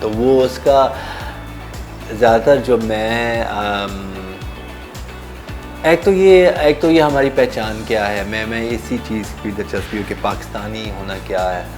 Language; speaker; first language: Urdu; early bilingual, heritage; Urdu